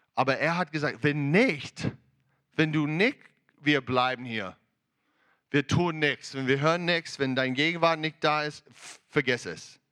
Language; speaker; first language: German; non-native, learner; English